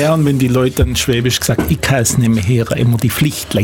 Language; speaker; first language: German; native; German